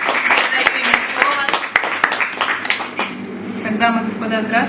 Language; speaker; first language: Russian; native; Russian